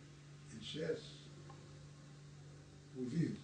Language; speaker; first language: French; non-native, learner; Arabic